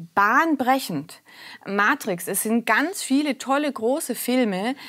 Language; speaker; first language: German; native; German